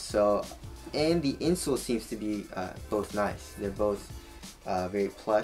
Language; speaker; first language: English; native; English